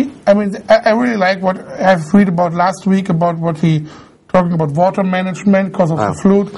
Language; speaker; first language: English; non-native, fluent; German